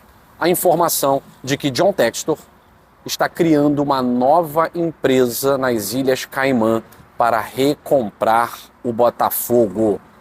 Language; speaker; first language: Portuguese; native; Portuguese